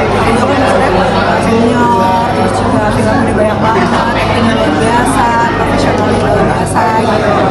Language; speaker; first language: Indonesian; native; Indonesian